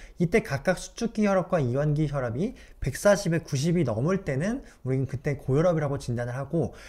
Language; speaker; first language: Korean; native; Korean